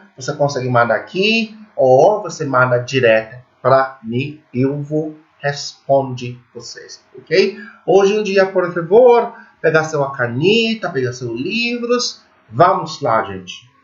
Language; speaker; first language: Portuguese; non-native, fluent; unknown